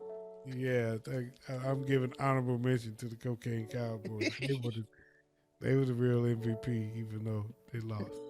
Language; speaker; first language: English; native; English